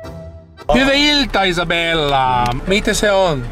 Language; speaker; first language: Finnish; non-native, learner; Italian